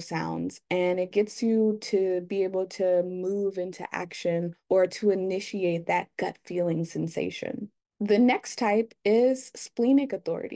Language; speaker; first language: English; native; English